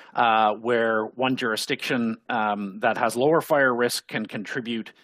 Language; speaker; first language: English; native; English